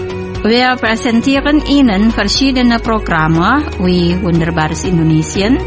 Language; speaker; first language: German; non-native, fluent; Indonesian